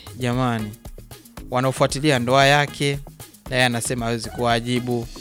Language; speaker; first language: Swahili; native; Swahili